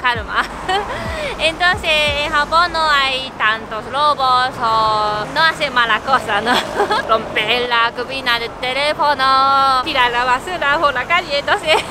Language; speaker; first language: Spanish; non-native, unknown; Japanese